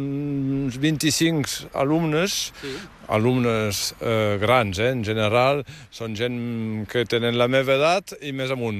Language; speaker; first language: Catalan; native; Catalan